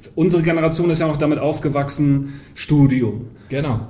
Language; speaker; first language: German; early bilingual, heritage; Polish